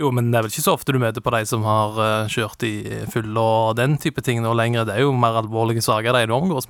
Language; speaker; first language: Norwegian; native; Norwegian